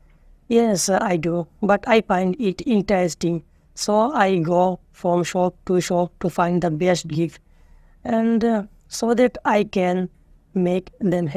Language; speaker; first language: English; non-native, learner; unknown